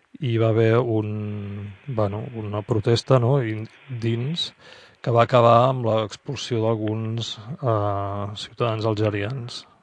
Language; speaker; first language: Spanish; non-native, local second language; Catalan